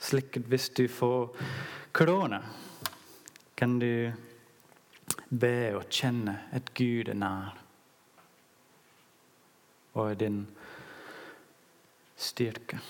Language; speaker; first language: Norwegian; non-native, learner; English